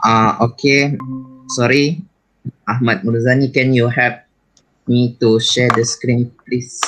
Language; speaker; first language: English; non-native, learner; Malay